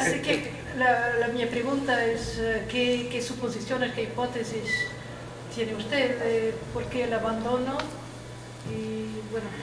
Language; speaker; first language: Spanish; non-native, fluent; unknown